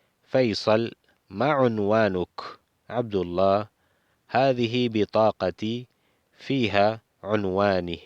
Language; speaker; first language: Arabic; non-native, fluent; Spanish